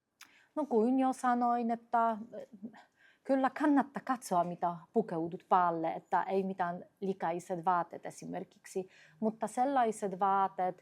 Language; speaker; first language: Finnish; non-native, fluent; Polish